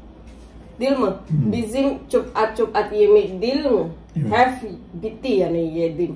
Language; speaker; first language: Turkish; non-native, learner; Indonesian